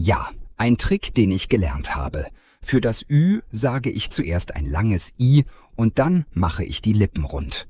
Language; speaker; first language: German; non-native, fluent; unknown